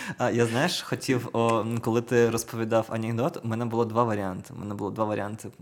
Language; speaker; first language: Ukrainian; non-native, local second language; Russian